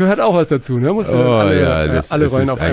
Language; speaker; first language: German; native; German